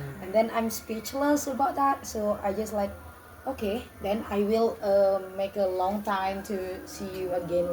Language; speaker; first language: English; non-native, learner; Indonesian